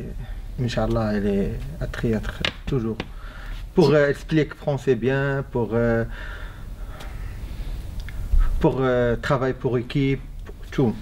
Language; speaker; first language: French; non-native, learner; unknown